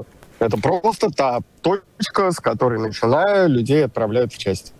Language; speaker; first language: Russian; native; Russian